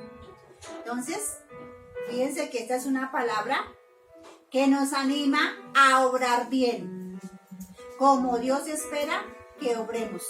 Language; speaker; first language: Spanish; native; Spanish